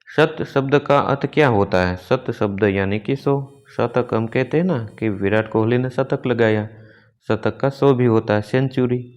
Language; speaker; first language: Hindi; non-native, local second language; Gujarati